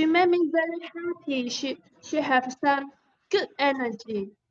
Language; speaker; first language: English; non-native, learner; Chinese